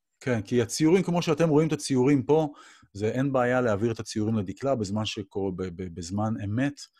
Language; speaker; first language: Hebrew; native; Hebrew